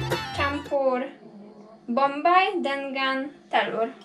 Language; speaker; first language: Indonesian; non-native, learner; Polish